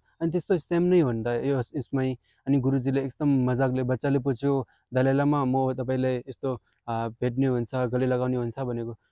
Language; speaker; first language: Nepali; non-native, fluent; Hindi